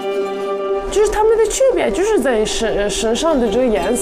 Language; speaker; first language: Chinese; non-native, fluent; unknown